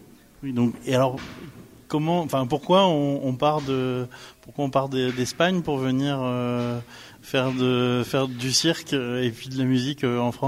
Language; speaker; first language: French; native; French